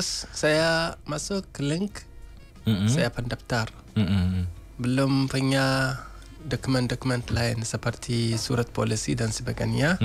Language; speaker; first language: Indonesian; non-native, learner; Hausa